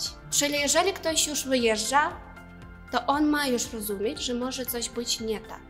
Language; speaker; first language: Polish; non-native, learner; Ukrainian